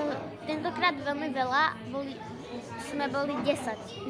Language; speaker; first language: Slovak; early bilingual, heritage; Slovak